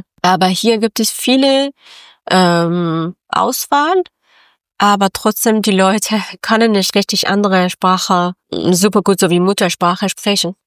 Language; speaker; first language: German; non-native, learner; Persian